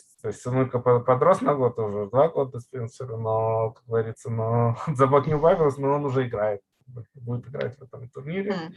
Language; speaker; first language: Russian; native; Russian